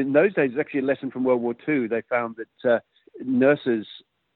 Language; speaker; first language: English; native; English